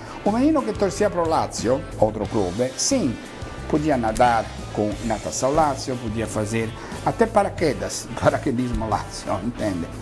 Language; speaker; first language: Portuguese; non-native, fluent; Italian